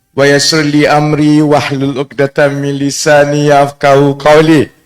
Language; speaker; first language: Malay; native; Malay